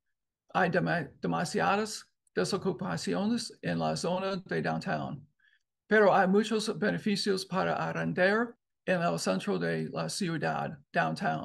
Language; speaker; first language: Spanish; non-native, learner; English